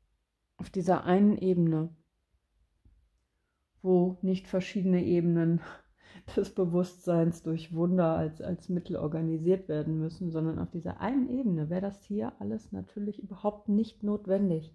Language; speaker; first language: German; native; German